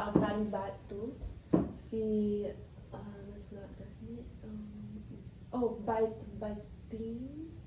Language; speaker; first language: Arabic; non-native, learner; English